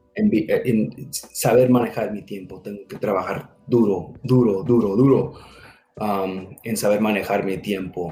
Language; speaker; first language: Spanish; early bilingual, heritage; Spanish